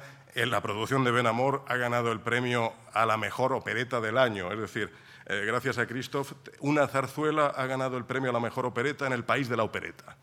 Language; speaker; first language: Spanish; native; Spanish